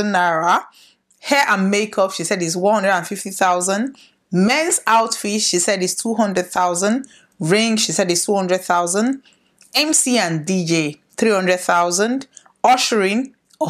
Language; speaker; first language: English; non-native, local second language; Igbo